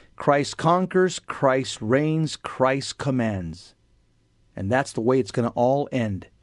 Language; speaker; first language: English; early bilingual, other home language; Spanish